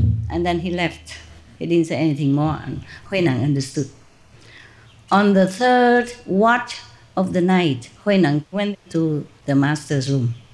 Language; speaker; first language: English; non-native, fluent; Vietnamese